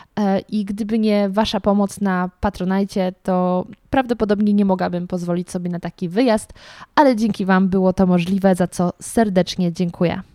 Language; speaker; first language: Polish; native; Polish